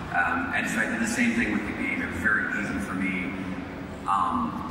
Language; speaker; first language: English; native; English